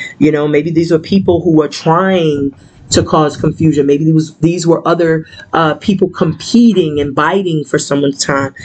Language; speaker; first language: English; native; English